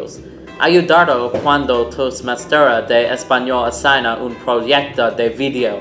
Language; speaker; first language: Spanish; non-native, learner; English